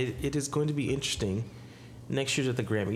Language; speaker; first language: English; native; English